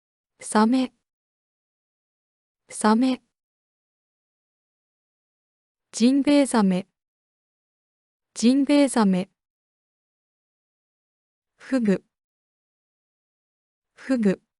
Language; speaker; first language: Japanese; native; Japanese